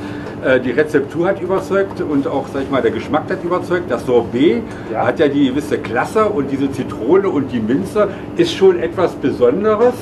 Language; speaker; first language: German; native; German